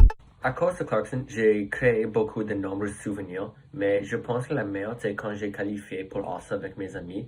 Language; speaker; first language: French; non-native, local second language; Russian